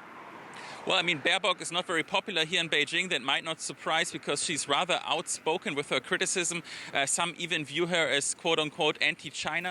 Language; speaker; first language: English; non-native, fluent; German